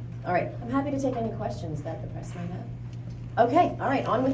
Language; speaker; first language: English; native; English